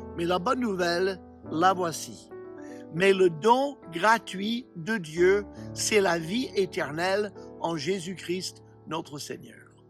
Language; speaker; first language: French; non-native, fluent; English